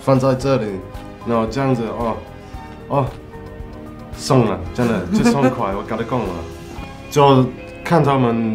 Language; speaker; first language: Chinese; non-native, fluent; English